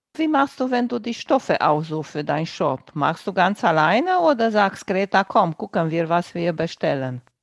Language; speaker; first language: German; non-native, fluent; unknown